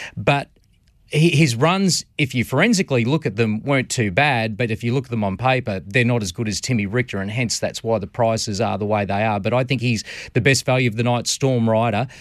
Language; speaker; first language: English; native; English